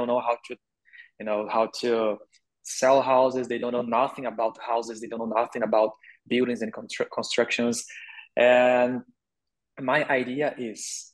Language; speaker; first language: English; non-native, learner; Portuguese